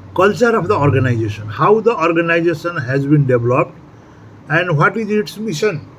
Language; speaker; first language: English; non-native, local second language; Nepali